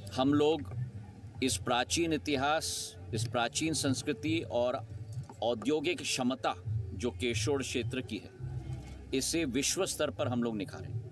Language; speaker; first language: Hindi; native; Hindi